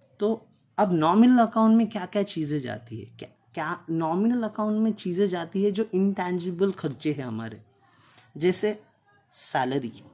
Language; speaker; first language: Hindi; non-native, local second language; Tulu